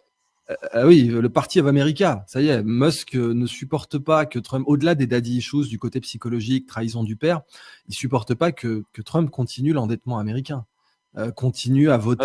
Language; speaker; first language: French; native; French